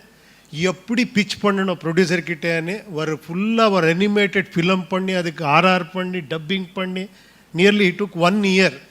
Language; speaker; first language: Tamil; non-native, local second language; Kannada